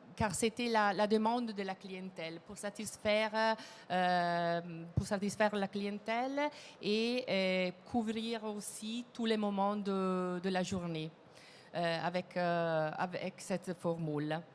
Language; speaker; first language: French; non-native, fluent; Italian